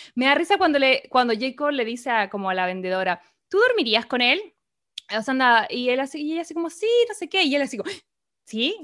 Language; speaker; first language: Spanish; native; Spanish